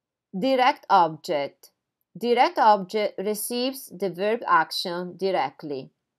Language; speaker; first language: English; non-native, fluent; Italian